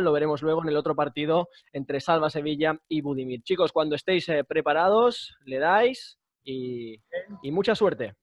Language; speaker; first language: Spanish; native; Spanish